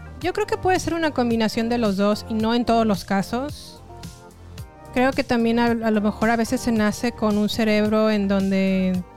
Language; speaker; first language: Spanish; native; Spanish